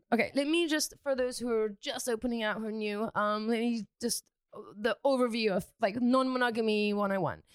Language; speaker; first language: English; native; English